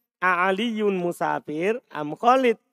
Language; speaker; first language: Arabic; non-native, fluent; Indonesian